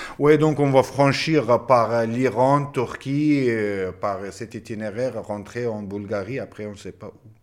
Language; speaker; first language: French; non-native, fluent; Pashto